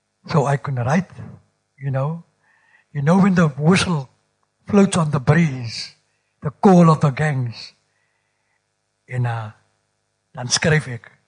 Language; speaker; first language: English; non-native, local second language; Afrikaans